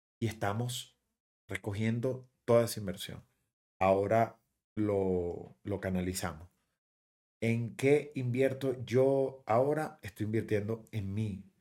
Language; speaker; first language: Spanish; native; Spanish